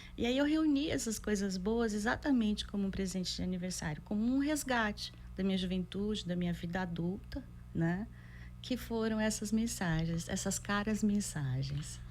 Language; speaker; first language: Portuguese; native; Portuguese